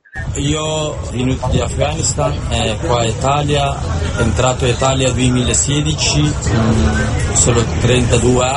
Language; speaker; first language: Italian; non-native, learner; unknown